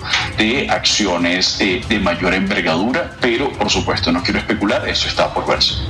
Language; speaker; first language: Spanish; native; Spanish